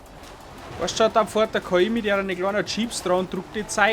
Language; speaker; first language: German; native; German